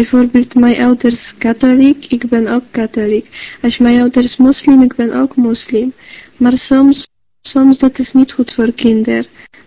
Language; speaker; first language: Dutch; non-native, learner; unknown